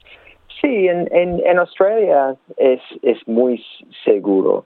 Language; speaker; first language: Spanish; non-native, learner; English